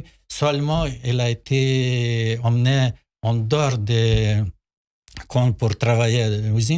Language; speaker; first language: French; non-native, learner; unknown